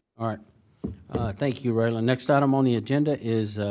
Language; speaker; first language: English; native; English